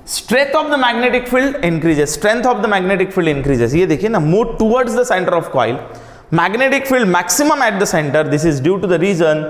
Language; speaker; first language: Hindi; non-native, local second language; Marathi